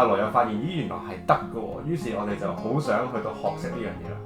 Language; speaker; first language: Cantonese; native; Cantonese